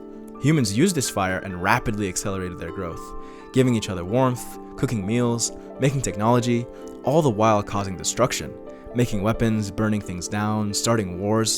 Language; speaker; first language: English; native; English